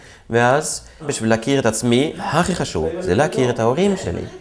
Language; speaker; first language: Hebrew; non-native, fluent; Swedish